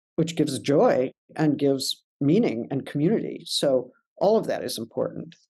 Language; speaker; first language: English; native; English